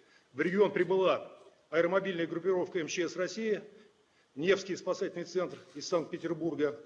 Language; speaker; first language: Russian; native; Russian